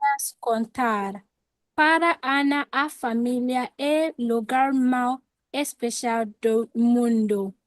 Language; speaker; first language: Portuguese; non-native, learner; English